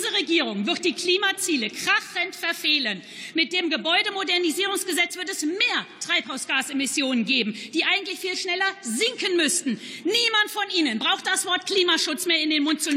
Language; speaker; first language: German; native; German